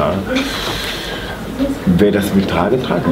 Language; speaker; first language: German; non-native, learner; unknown